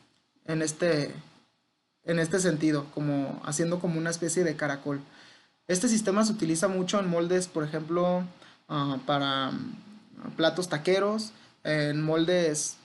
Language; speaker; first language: Spanish; native; Spanish